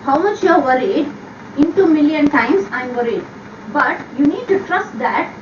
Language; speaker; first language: English; non-native, local second language; Tamil